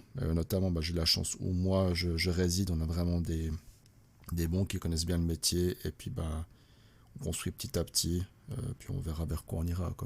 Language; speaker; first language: French; native; French